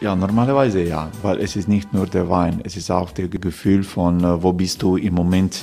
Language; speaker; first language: German; non-native, learner; Croatian